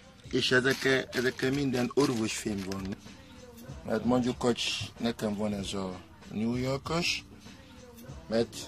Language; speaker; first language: Hungarian; non-native, learner; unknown